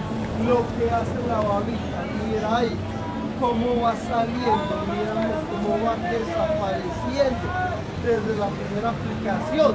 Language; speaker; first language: Spanish; native; Spanish